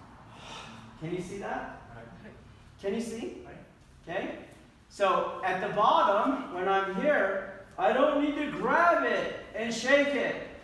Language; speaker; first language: English; native; English